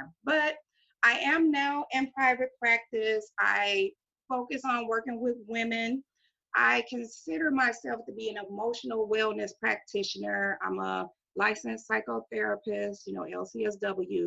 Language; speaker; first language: English; native; English